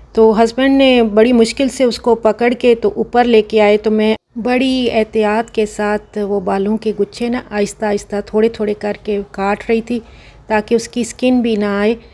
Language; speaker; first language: Urdu; non-native, local second language; Punjabi